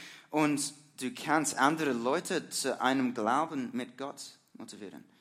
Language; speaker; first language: German; non-native, learner; English